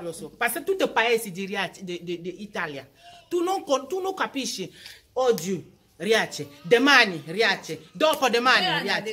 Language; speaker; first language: Italian; non-native, learner; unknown